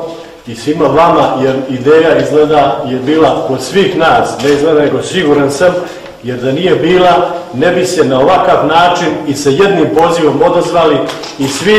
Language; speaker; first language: Bosnian; native; Bosnian